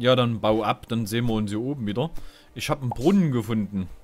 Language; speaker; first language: German; native; German